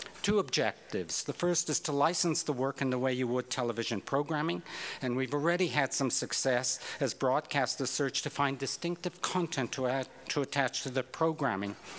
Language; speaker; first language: English; native; English